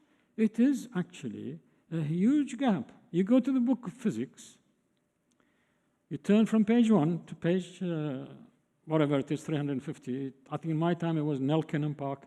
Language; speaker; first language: English; non-native, fluent; Arabic